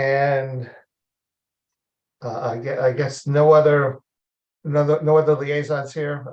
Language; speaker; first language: English; native; English